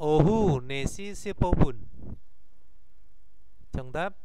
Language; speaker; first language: Korean; non-native, fluent; Indonesian